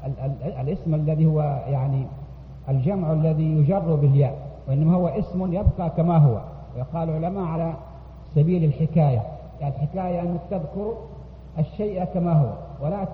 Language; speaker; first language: Arabic; native; Arabic